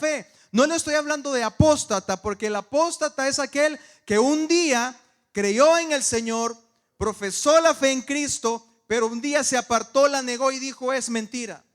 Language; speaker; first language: Spanish; native; Spanish